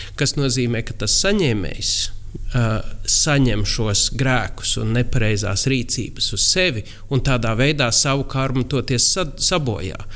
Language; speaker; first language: Latvian; native; Latvian